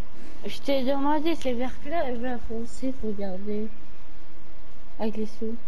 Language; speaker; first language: French; non-native, local second language; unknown